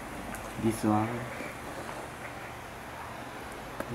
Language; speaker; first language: English; non-native, learner; Japanese